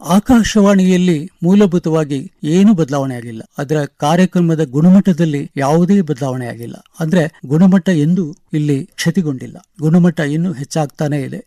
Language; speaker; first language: Kannada; non-native, local second language; Konkani